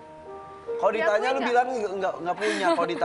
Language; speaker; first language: Indonesian; native; Indonesian